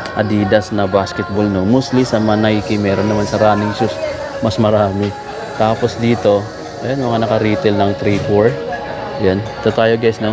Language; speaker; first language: Filipino; native; Filipino